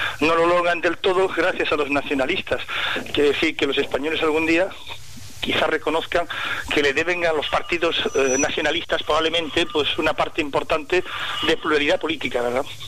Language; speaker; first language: Spanish; early bilingual, heritage; Spanish